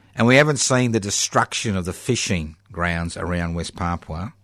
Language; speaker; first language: English; native; English